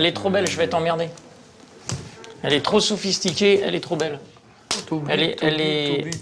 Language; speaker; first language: French; native; French